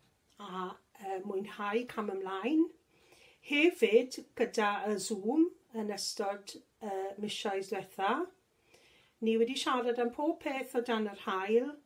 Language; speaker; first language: Welsh; non-native, learner; English